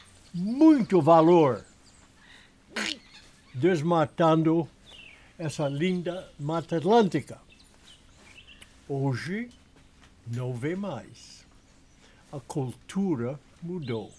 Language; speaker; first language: Portuguese; non-native, learner; English